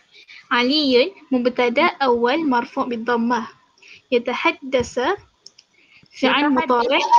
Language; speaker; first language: Arabic; non-native, learner; Malay